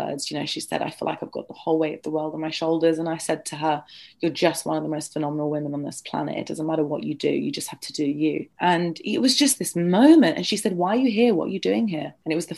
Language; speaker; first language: English; native; English